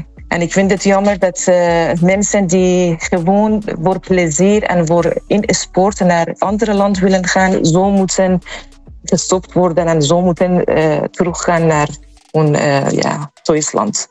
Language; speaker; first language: Dutch; non-native, fluent; Persian